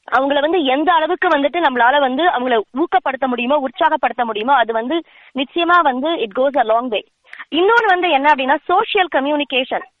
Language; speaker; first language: Tamil; native; Tamil